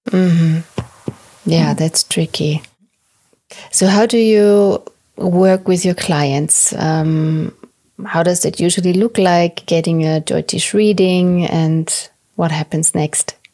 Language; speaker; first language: English; non-native, fluent; German